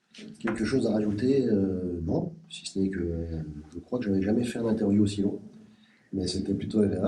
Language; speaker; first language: French; native; French